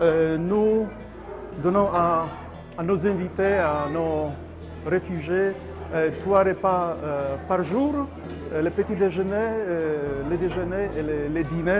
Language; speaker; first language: French; non-native, fluent; Polish